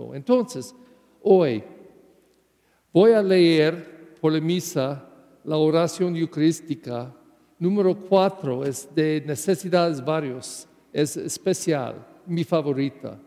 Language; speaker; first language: Spanish; non-native, learner; English